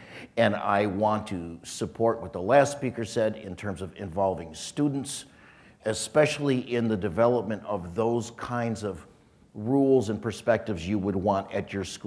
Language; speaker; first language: English; native; English